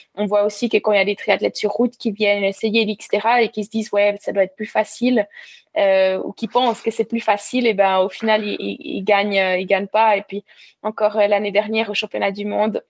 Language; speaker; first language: French; native; French